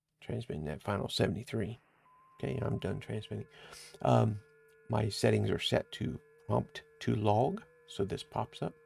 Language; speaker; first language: English; native; English